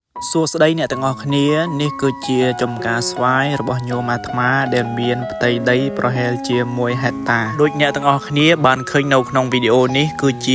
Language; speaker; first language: Khmer; native; Khmer